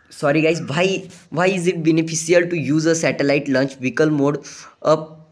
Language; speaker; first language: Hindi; non-native, local second language; Marathi